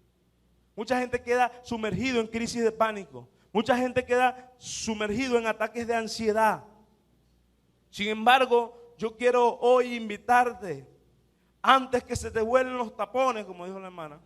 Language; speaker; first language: Spanish; native; Spanish